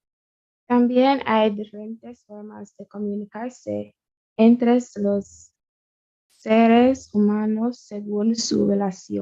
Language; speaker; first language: Spanish; non-native, learner; English